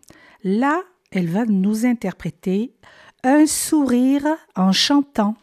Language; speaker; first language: French; native; French